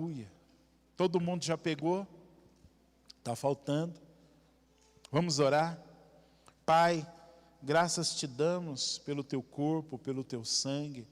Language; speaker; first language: Portuguese; native; Portuguese